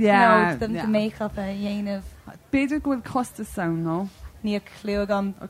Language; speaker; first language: Irish; non-native, local second language; English